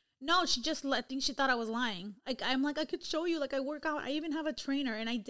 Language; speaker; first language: English; early bilingual, other home language; Spanish